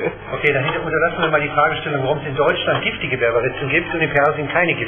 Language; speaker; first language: German; native; German